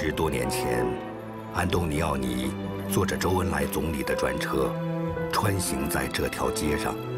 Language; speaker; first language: Chinese; native; Chinese